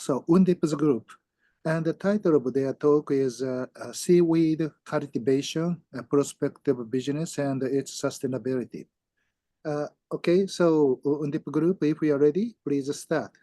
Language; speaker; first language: English; non-native, fluent; Japanese